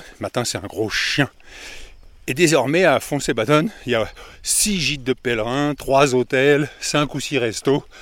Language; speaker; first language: French; native; French